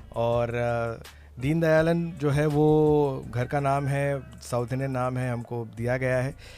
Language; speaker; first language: Hindi; non-native, local second language; Tamil